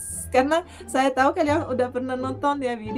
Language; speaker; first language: Indonesian; non-native, fluent; Russian